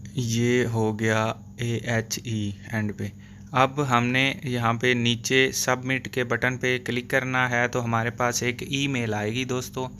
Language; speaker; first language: Urdu; non-native, local second language; Punjabi